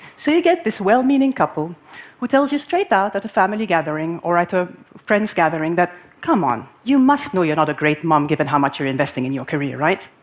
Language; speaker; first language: English; non-native, fluent; Arabic